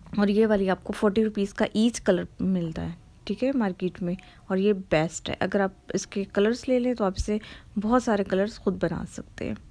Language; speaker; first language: Hindi; native; Hindi